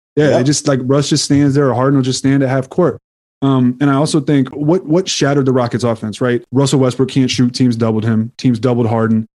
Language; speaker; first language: English; native; English